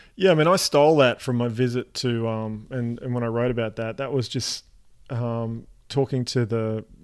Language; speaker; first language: English; native; English